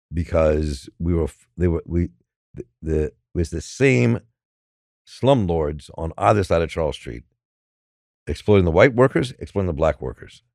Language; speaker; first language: English; native; English